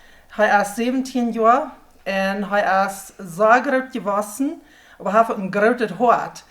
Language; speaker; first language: German; non-native, learner; Plautdietsch